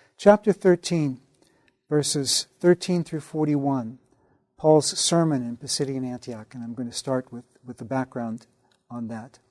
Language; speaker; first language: English; native; English